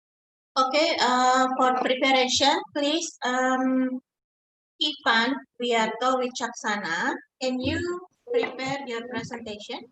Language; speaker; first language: English; non-native, fluent; Indonesian